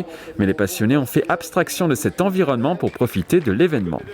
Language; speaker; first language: French; native; French